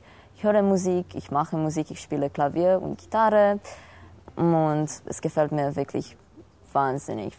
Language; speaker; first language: German; non-native, fluent; Romanian